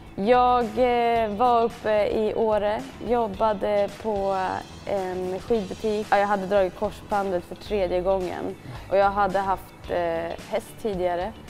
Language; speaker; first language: Swedish; native; Swedish